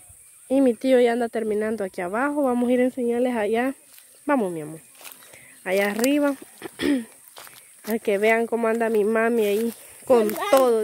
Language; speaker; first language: Spanish; native; Spanish